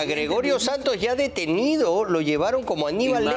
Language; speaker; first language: Spanish; native; Spanish